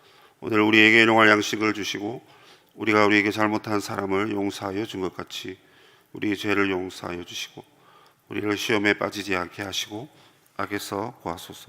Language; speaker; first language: Korean; native; Korean